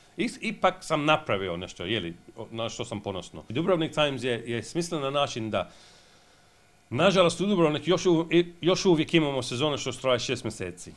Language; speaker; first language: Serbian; non-native, fluent; English